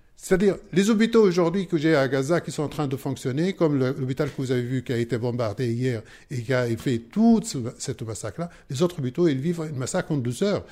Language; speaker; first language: French; non-native, fluent; Arabic